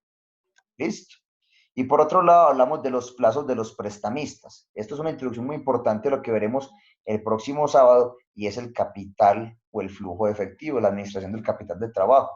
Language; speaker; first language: Spanish; native; Spanish